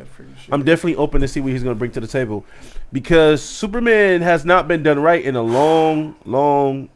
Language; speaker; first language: English; native; English